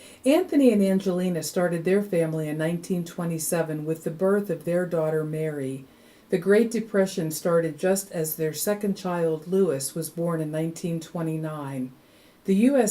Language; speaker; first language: English; native; English